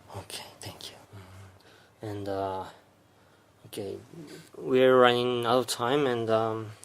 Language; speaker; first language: English; non-native, fluent; Japanese